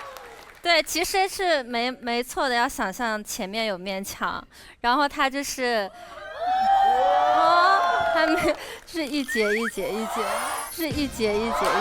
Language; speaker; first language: Chinese; native; Chinese